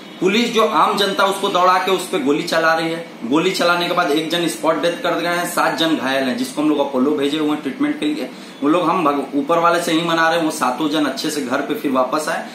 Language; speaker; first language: Hindi; native; Hindi